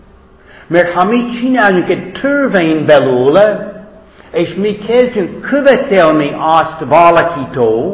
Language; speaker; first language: Hungarian; non-native, fluent; English